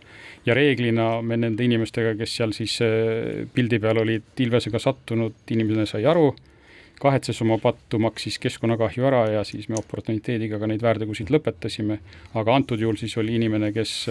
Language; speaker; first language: Estonian; native; Estonian